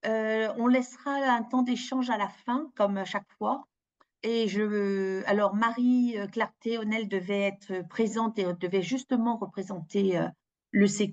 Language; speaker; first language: French; native; French